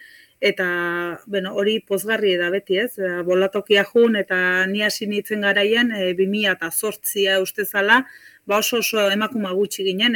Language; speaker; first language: Basque; native; Basque